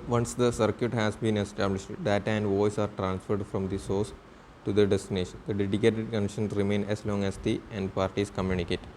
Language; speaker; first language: English; non-native, local second language; Malayalam